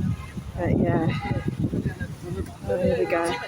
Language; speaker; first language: English; native; English